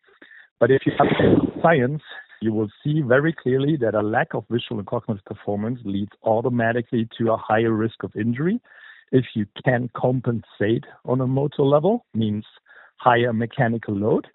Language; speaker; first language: English; non-native, fluent; German